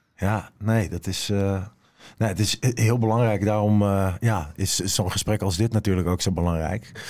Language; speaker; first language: Dutch; native; Dutch